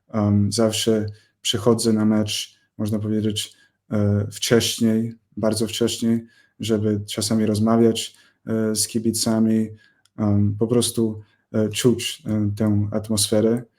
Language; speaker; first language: Polish; non-native, fluent; English